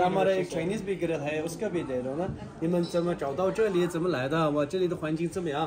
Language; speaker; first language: Hindi; non-native, learner; Uyghur